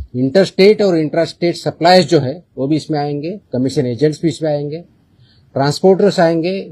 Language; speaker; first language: Hindi; non-native, local second language; Marathi